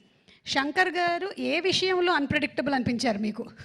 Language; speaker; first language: Telugu; native; Telugu